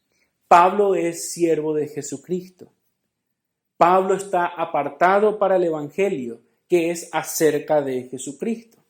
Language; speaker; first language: Spanish; native; Spanish